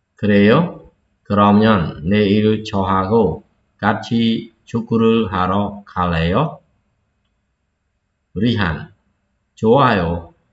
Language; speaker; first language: Korean; non-native, fluent; Khmer